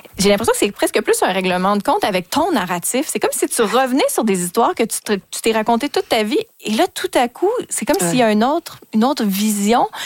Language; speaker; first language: French; native; French